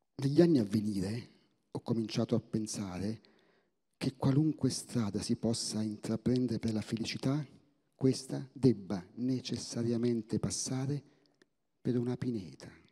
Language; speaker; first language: Italian; native; Italian